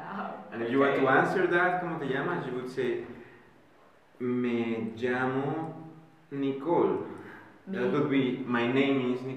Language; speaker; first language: English; non-native, fluent; Spanish